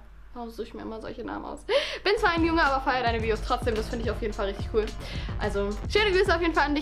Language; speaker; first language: German; native; German